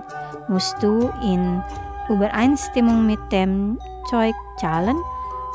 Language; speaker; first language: German; non-native, learner; Indonesian